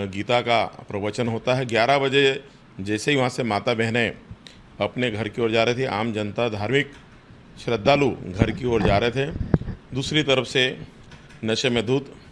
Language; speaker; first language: Hindi; native; Hindi